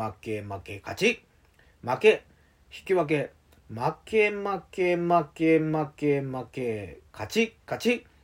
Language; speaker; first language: Japanese; native; Japanese